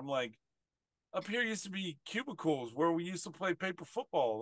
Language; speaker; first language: English; native; English